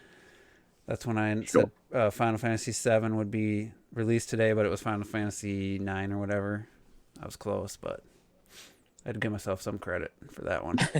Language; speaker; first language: English; native; English